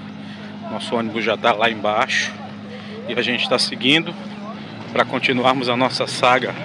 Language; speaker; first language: Portuguese; native; Portuguese